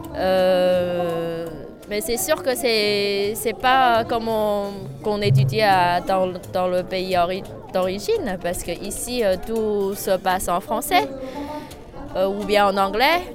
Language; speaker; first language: French; non-native, fluent; Chinese